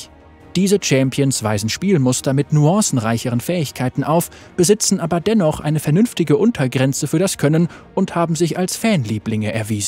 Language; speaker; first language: German; native; German